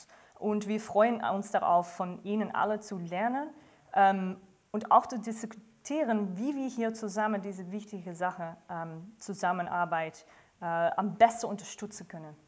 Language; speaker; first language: German; non-native, fluent; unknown